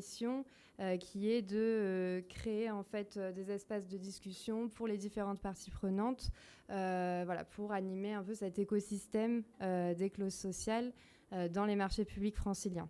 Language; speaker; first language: French; native; French